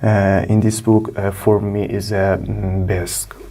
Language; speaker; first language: English; non-native, learner; Persian